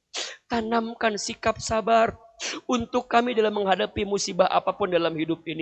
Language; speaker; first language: Indonesian; native; Indonesian